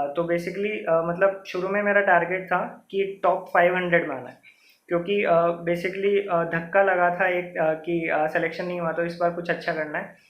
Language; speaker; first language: Hindi; native; Hindi